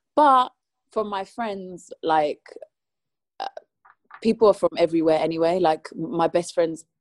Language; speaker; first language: English; early bilingual, other home language; Spanish